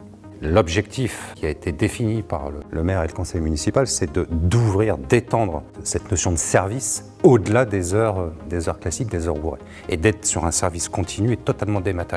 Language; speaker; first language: French; native; French